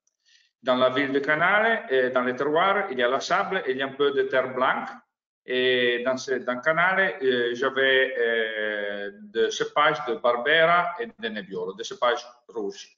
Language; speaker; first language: French; non-native, learner; Italian